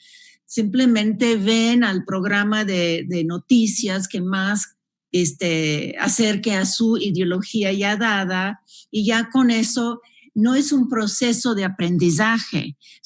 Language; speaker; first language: Spanish; non-native, fluent; English